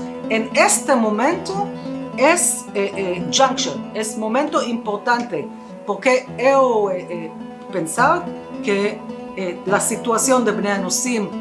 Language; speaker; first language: Portuguese; non-native, learner; Spanish